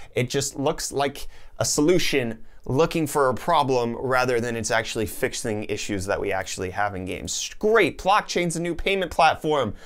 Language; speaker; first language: English; native; English